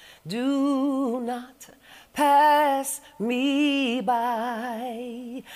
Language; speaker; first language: English; native; English